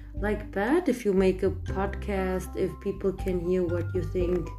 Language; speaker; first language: English; non-native, fluent; German